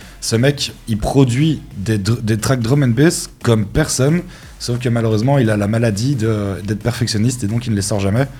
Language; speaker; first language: French; native; French